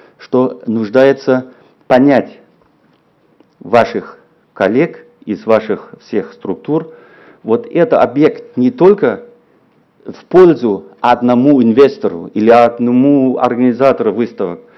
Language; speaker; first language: Russian; non-native, fluent; German